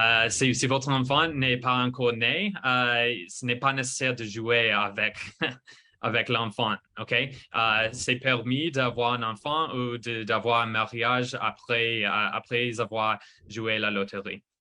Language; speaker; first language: French; non-native, fluent; English